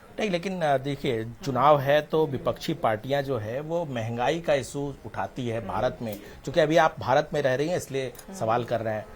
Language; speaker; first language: Hindi; native; Hindi